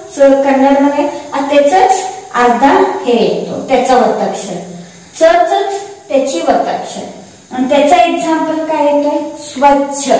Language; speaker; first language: Marathi; non-native, local second language; Kannada